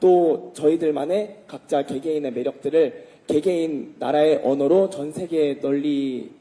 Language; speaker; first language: Korean; native; Korean